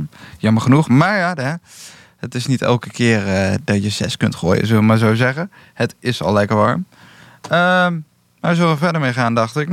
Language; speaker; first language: Dutch; native; Dutch